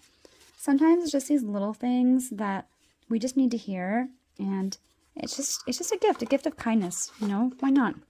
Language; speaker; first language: English; native; English